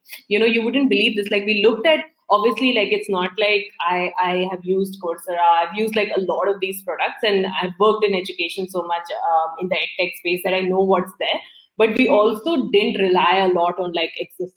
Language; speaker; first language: English; non-native, local second language; Hindi